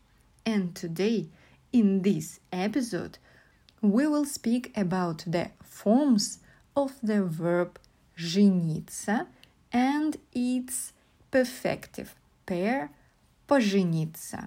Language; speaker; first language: English; non-native, fluent; Russian